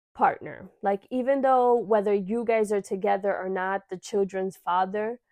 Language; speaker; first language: English; early bilingual, other home language; Spanish